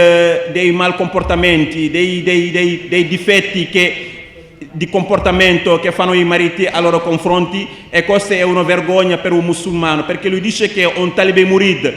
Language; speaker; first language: Italian; non-native, fluent; Wolof